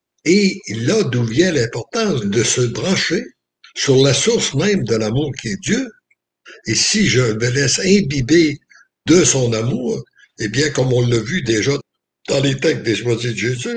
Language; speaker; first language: French; native; French